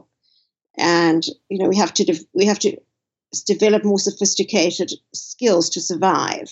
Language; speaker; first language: English; native; English